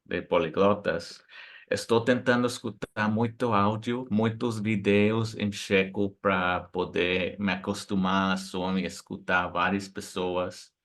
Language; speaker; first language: Portuguese; non-native, fluent; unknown